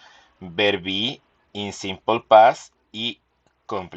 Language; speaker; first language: English; non-native, fluent; Spanish